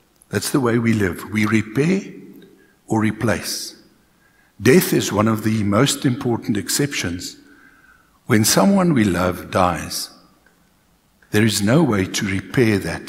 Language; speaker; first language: English; non-native, local second language; Afrikaans